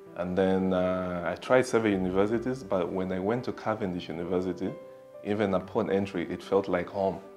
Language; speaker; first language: English; non-native, fluent; Portuguese